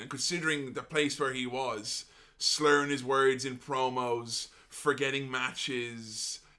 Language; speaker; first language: English; native; English